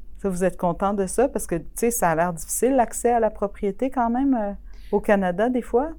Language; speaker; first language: French; native; French